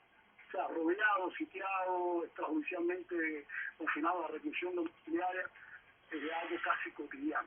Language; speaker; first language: Spanish; native; Spanish